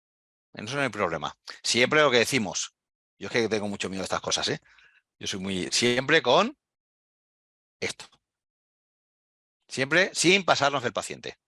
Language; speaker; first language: Spanish; native; Spanish